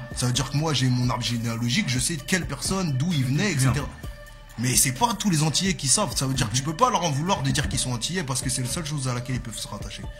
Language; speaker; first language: French; native; French